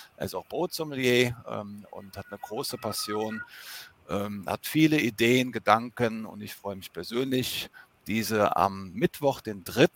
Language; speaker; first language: German; native; German